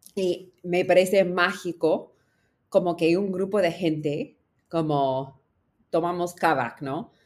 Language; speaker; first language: Spanish; non-native, fluent; English